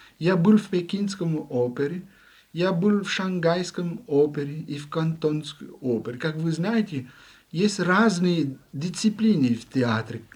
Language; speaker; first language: Russian; non-native, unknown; French